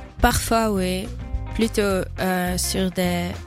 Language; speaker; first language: French; non-native, fluent; Dutch